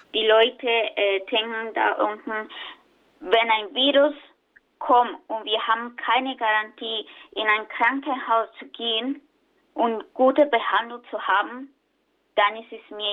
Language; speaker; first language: German; non-native, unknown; Spanish